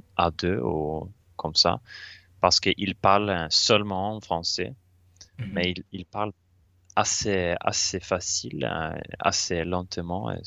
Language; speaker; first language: French; non-native, learner; Swedish